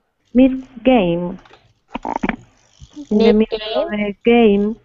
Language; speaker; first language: English; non-native, learner; Spanish